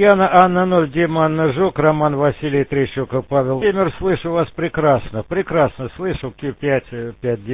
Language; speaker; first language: Russian; native; Russian